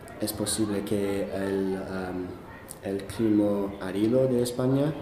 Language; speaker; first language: Spanish; non-native, fluent; English